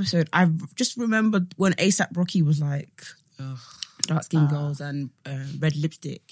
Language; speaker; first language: English; native; English